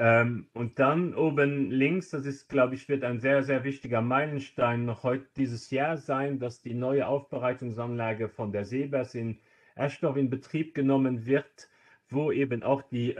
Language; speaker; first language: German; non-native, local second language; Luxembourgish